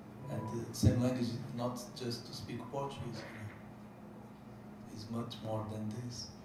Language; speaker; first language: English; non-native, fluent; Portuguese